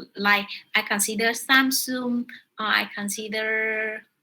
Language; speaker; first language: English; non-native, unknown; Vietnamese